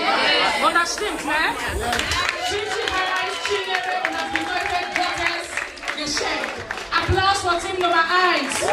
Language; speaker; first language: German; non-native, fluent; Igbo